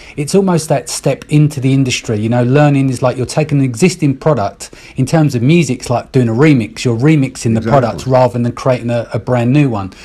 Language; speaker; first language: English; native; English